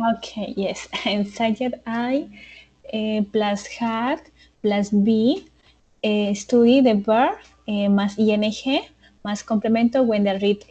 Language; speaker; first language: English; non-native, learner; Spanish